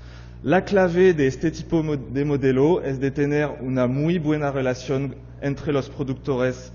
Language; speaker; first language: Spanish; non-native, fluent; French